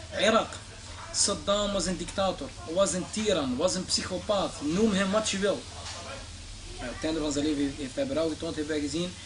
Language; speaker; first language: Dutch; early bilingual, other home language; Arabic